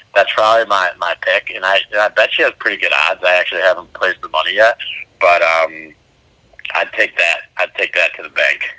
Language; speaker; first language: English; native; English